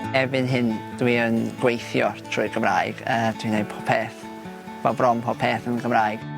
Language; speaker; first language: Welsh; non-native, fluent; English